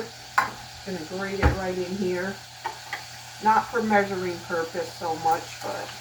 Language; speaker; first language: English; native; English